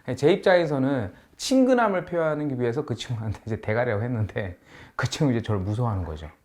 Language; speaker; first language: Korean; native; Korean